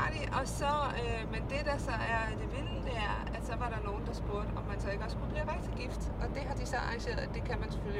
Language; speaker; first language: Danish; native; Danish